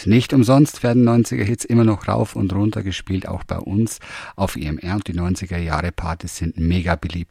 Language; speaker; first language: German; native; German